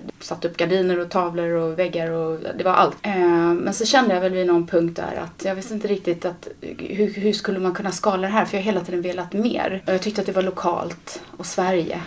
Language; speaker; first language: Swedish; native; Swedish